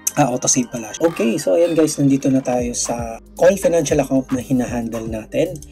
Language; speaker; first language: Filipino; non-native, local second language; Cebuano